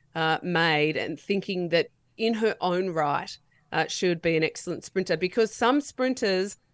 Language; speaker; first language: English; native; English